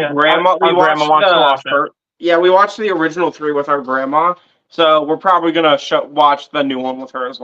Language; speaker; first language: English; native; English